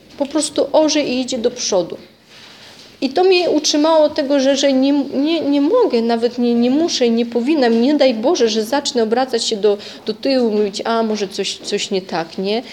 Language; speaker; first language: Polish; non-native, fluent; Russian